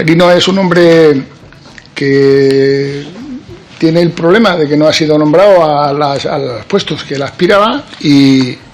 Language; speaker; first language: Spanish; native; Spanish